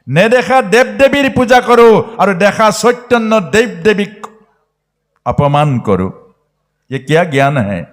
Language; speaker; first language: Hindi; non-native, local second language; Bangla